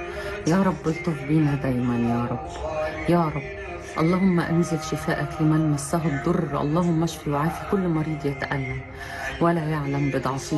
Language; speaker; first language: Arabic; native; Arabic